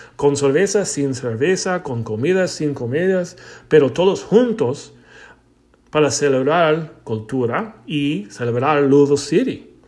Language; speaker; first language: Spanish; non-native, learner; English